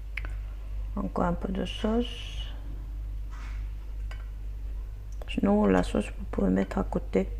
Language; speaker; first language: French; non-native, fluent; Korean